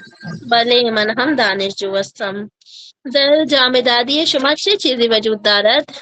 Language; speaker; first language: Persian; non-native, learner; Urdu